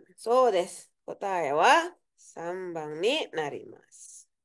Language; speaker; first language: Japanese; non-native, fluent; Indonesian